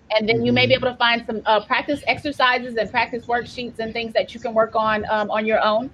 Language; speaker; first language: English; native; English